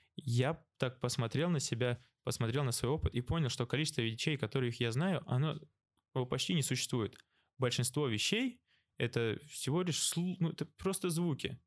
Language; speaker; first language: Russian; native; Russian